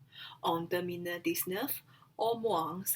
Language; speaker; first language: French; non-native, learner; Chinese